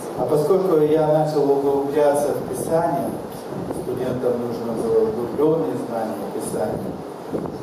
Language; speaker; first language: Russian; non-native, local second language; Kazakh